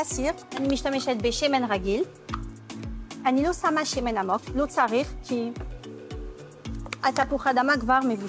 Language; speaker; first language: Hebrew; non-native, fluent; French